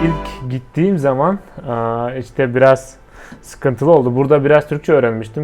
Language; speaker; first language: Turkish; non-native, fluent; Kyrgyz